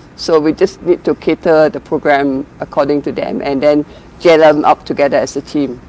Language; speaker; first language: English; non-native, local second language; Malay